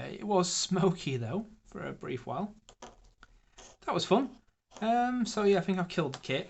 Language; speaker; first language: English; native; English